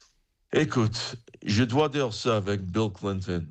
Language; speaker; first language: French; non-native, fluent; English